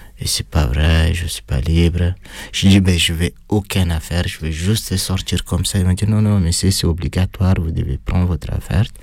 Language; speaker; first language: French; non-native, fluent; Arabic